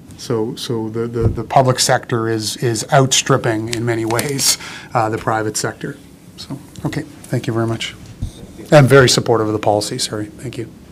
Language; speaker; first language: English; native; English